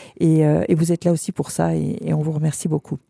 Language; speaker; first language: French; native; French